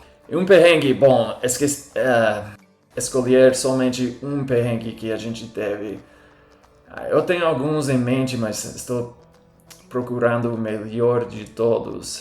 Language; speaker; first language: Portuguese; non-native, fluent; English